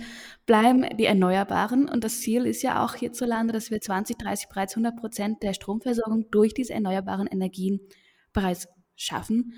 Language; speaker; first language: German; native; German